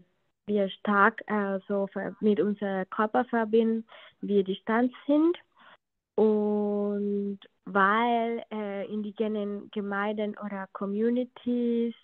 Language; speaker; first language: German; non-native, learner; Spanish